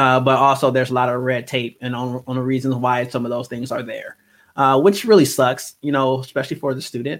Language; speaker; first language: English; native; English